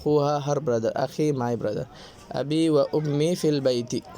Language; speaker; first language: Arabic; non-native, fluent; Urdu